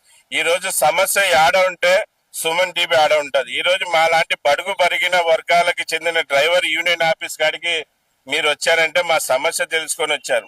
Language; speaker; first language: Telugu; native; Telugu